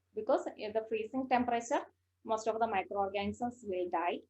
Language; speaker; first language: English; non-native, local second language; Malayalam